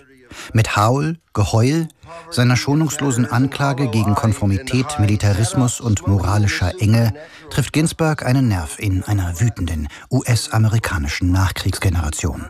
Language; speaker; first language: German; native; German